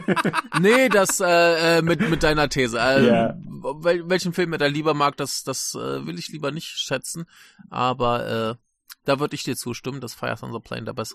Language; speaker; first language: German; native; German